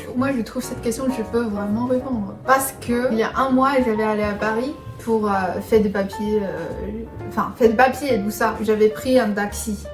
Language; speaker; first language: French; non-native, fluent; Chinese